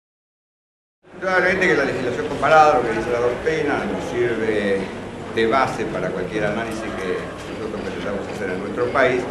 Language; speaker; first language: Spanish; native; Spanish